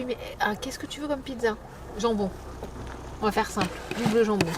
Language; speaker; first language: French; native; French